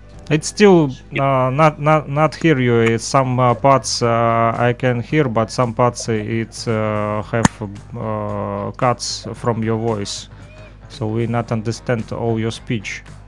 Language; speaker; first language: English; non-native, learner; Russian